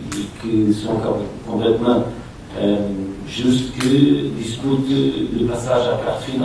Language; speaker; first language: French; non-native, fluent; Portuguese